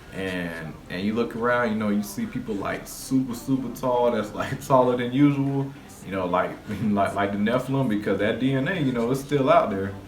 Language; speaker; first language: English; native; English